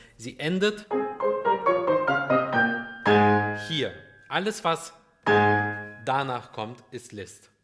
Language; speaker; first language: German; early bilingual, other home language; Russian